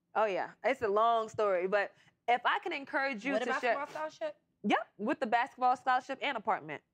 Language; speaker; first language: English; native; English